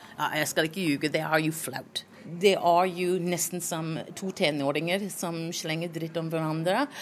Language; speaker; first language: Norwegian; non-native, fluent; English